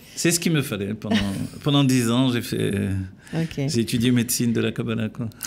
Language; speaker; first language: French; native; French